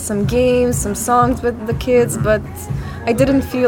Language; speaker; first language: English; non-native, fluent; Macedonian